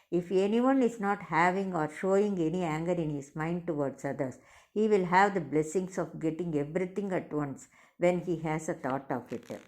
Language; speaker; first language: English; non-native, local second language; Tamil